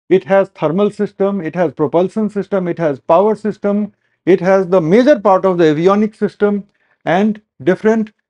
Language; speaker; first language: Hindi; native; Hindi